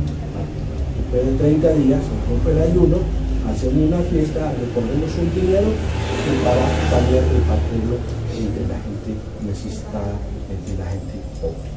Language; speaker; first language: Spanish; non-native, fluent; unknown